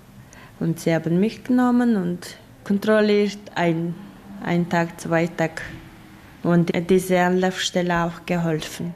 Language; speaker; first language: German; non-native, learner; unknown